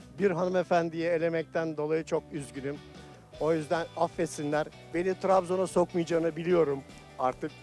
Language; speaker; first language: Turkish; native; Turkish